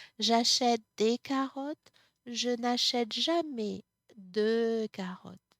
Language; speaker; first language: French; non-native, fluent; English